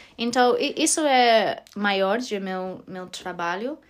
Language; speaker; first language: Portuguese; non-native, learner; English